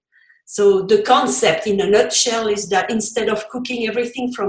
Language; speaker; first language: English; non-native, fluent; French